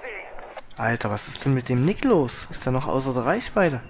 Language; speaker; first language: German; native; German